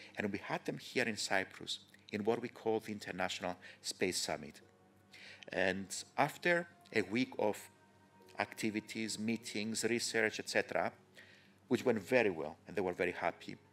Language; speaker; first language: English; non-native, fluent; Greek